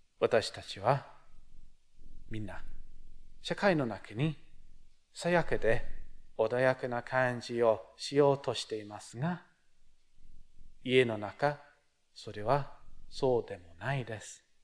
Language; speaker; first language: Japanese; non-native, fluent; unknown